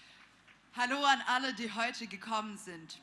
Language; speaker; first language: German; non-native, fluent; Ukrainian